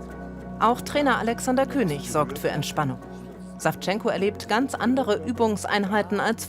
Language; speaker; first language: German; native; German